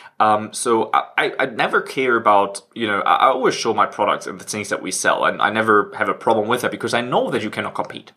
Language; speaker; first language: English; non-native, fluent; German